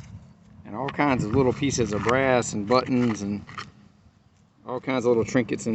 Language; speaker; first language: English; native; English